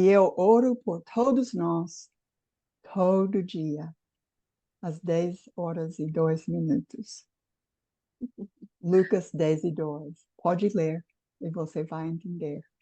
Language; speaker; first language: Portuguese; non-native, fluent; English